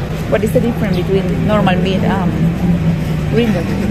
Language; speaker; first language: English; non-native, learner; Spanish